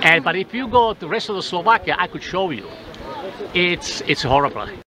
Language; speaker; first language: English; non-native, fluent; Slovak